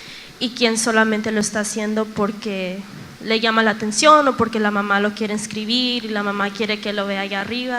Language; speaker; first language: Spanish; early bilingual, heritage; Spanish